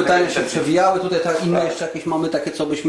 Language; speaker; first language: Polish; native; Polish